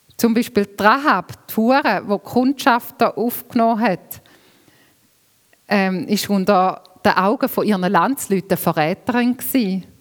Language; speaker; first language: German; native; German